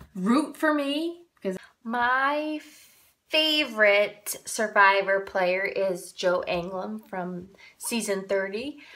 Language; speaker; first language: English; native; English